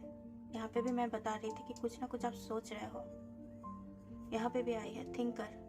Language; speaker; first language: Hindi; native; Hindi